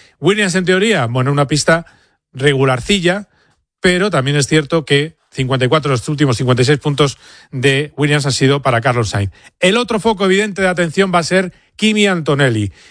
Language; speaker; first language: Spanish; native; Spanish